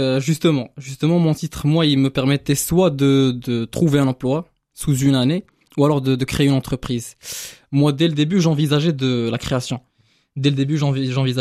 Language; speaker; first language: French; non-native, local second language; Arabic